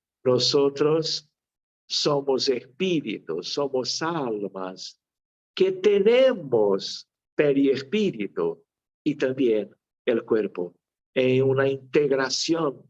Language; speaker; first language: Spanish; non-native, fluent; Portuguese